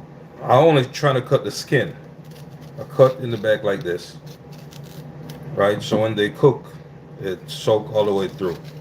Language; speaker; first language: English; native; English